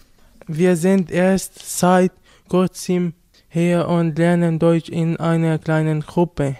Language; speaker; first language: German; non-native, learner; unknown